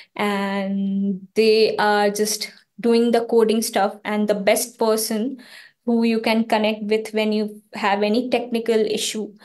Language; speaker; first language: English; non-native, local second language; Hindi